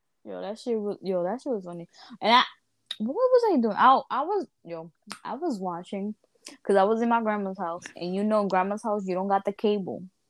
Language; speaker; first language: English; early bilingual, other home language; Spanish